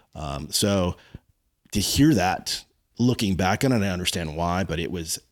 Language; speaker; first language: English; native; English